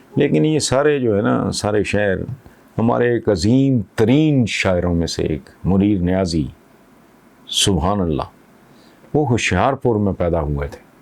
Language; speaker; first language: Urdu; non-native, local second language; Punjabi